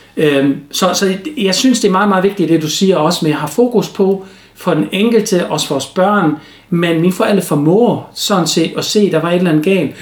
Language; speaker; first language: Danish; non-native, fluent; German